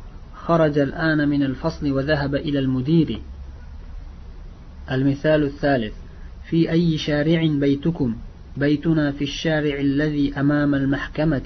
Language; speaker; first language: Arabic; non-native, fluent; Uzbek